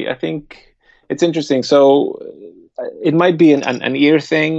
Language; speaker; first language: English; non-native, fluent; Spanish